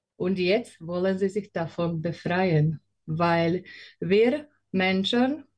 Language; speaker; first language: German; non-native, learner; Slovak